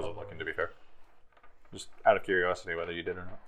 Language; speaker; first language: English; native; English